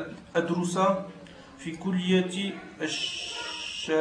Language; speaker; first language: Arabic; non-native, learner; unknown